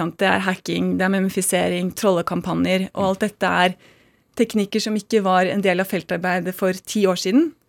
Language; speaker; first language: Norwegian; native; Norwegian